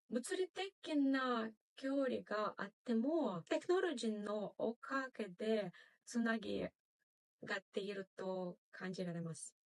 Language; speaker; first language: Japanese; non-native, fluent; Ukrainian